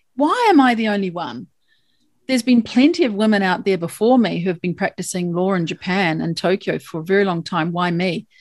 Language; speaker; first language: English; native; English